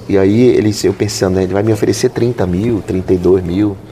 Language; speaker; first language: Portuguese; native; Portuguese